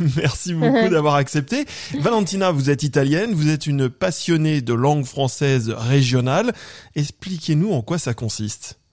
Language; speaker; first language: French; native; French